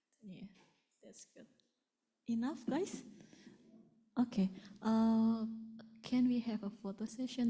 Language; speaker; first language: English; non-native, learner; Indonesian